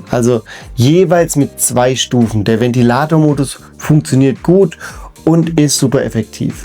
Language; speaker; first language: German; native; German